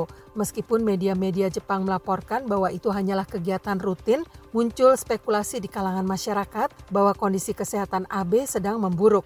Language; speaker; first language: Indonesian; native; Indonesian